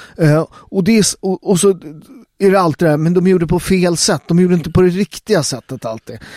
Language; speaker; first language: Swedish; native; Swedish